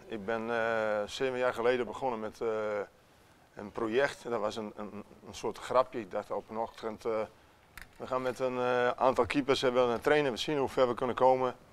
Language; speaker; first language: Dutch; non-native, fluent; Italian